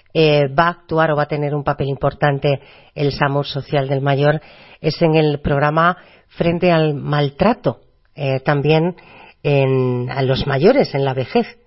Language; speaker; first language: Spanish; native; Spanish